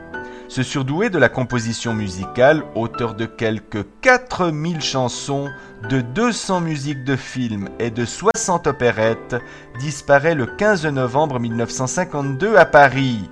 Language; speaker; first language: French; native; French